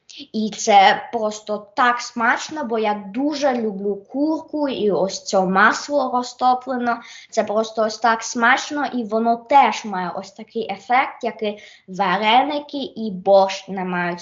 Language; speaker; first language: Ukrainian; early bilingual, heritage; Ukrainian